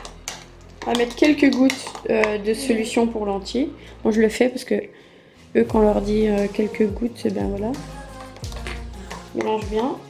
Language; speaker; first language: French; native; French